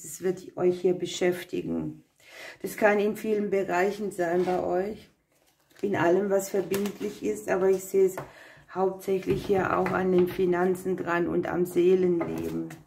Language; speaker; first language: German; native; German